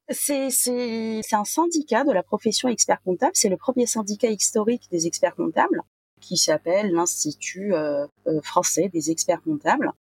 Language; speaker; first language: French; non-native, local second language; Arabic